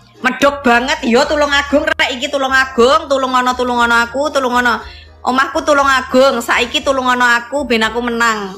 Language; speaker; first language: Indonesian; non-native, local second language; Javanese